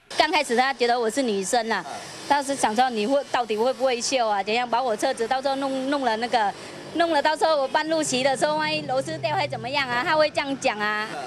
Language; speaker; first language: Chinese; non-native, fluent; Vietnamese